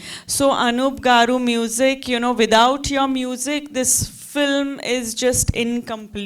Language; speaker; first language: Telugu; non-native, fluent; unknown